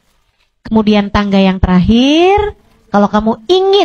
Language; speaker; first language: Indonesian; native; Indonesian